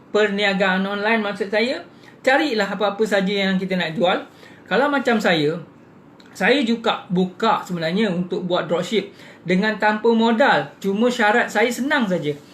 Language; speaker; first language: Malay; native; Malay